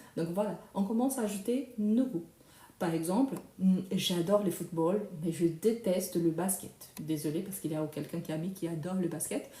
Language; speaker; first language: French; non-native, fluent; Portuguese